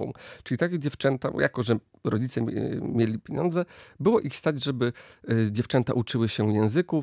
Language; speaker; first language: Polish; native; Polish